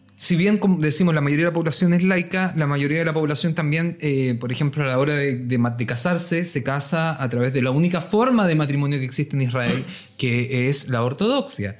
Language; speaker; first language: Spanish; native; Spanish